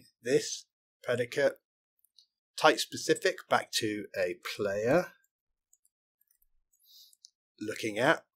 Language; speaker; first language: English; native; English